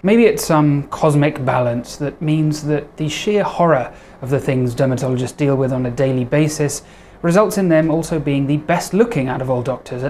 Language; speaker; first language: English; native; English